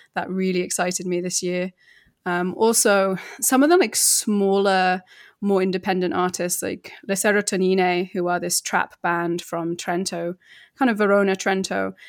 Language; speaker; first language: English; native; English